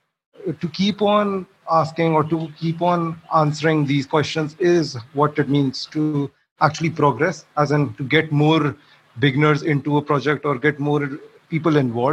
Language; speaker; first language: English; non-native, local second language; Hindi